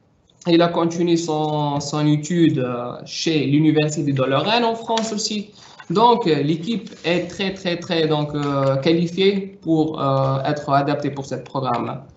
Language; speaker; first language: French; non-native, local second language; Arabic